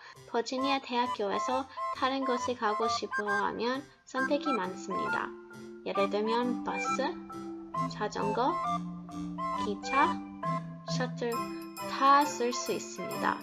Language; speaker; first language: Korean; non-native, learner; English